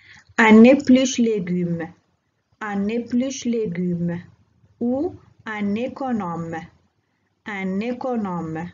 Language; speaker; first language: French; non-native, local second language; Arabic